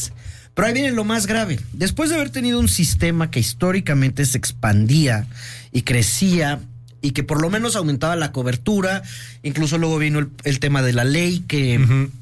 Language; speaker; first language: Spanish; native; Spanish